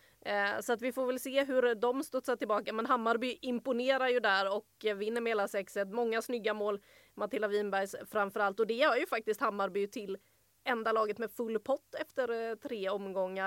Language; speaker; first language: Swedish; native; Swedish